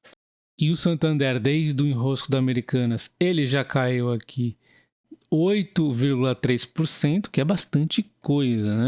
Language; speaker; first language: Portuguese; native; Portuguese